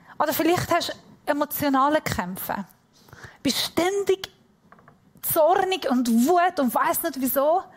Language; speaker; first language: German; non-native, fluent; Persian